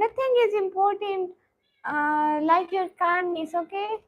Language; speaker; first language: English; non-native, learner; Punjabi